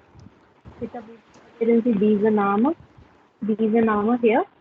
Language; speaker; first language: German; non-native, learner; Hindi